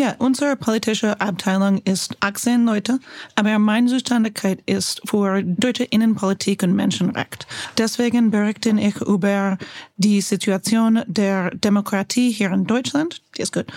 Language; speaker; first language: German; non-native, learner; English